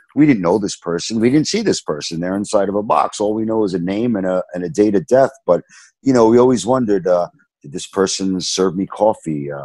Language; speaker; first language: English; native; English